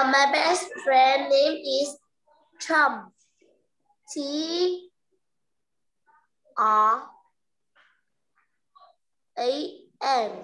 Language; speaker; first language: English; non-native, learner; Vietnamese